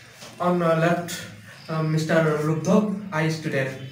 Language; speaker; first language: English; non-native, learner; Bangla